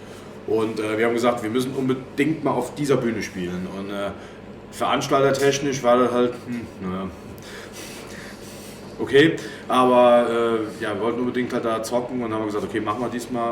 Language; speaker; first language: German; native; German